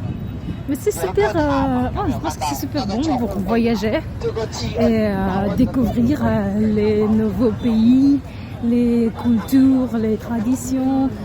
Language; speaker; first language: French; non-native, learner; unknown